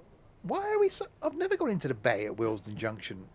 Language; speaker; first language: English; native; English